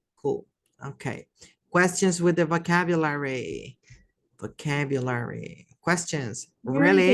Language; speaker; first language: English; non-native, fluent; Spanish